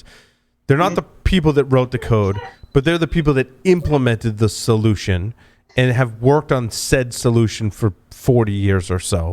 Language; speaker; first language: English; native; English